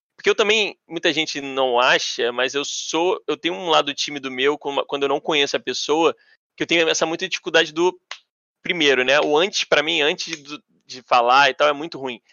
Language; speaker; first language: Portuguese; native; Portuguese